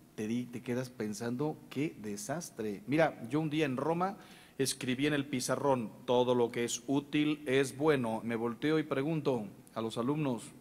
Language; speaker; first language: Spanish; native; Spanish